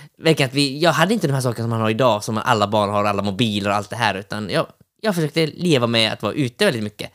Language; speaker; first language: Swedish; early bilingual, other home language; Finnish